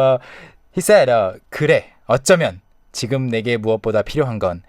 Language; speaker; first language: Korean; native; Korean